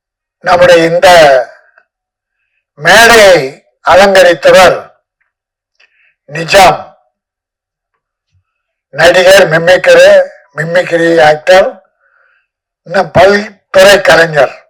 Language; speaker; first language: Tamil; native; Tamil